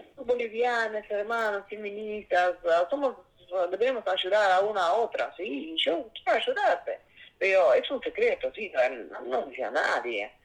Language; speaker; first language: Spanish; non-native, learner; Russian